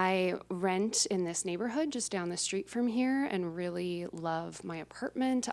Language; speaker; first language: English; native; English